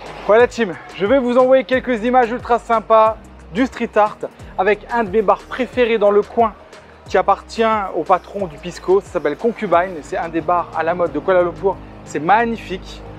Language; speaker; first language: French; native; French